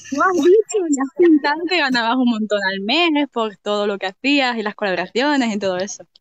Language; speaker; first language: Spanish; native; Spanish